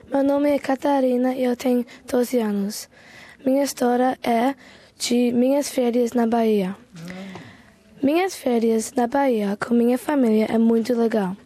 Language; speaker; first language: Portuguese; early bilingual, heritage; Portuguese